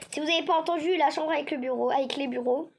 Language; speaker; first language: French; native; French